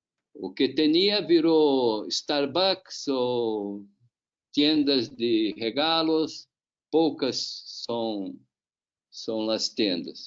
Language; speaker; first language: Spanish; non-native, learner; Portuguese